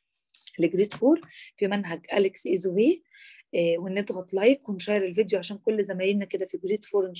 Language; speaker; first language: Arabic; native; Arabic